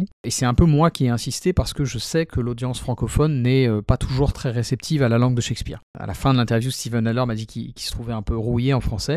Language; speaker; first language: French; native; French